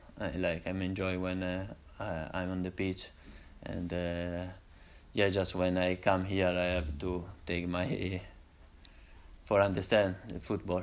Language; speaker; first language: English; non-native, learner; Italian